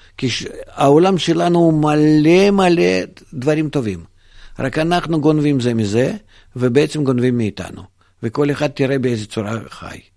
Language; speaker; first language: Hebrew; non-native, fluent; Russian